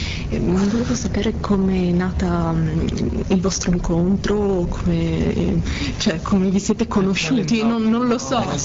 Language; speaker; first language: Italian; native; Italian